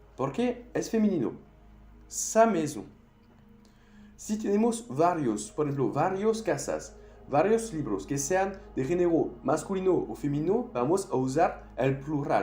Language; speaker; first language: Spanish; non-native, fluent; French